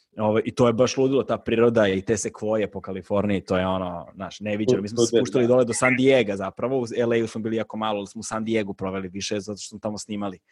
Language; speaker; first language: Serbian; native; Serbian